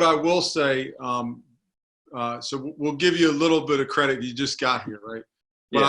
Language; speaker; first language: English; native; English